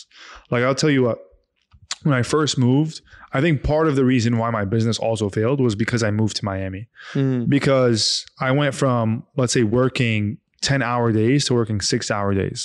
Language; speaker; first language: English; non-native, fluent; Arabic